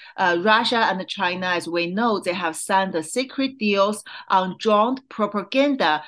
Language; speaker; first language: English; non-native, fluent; Chinese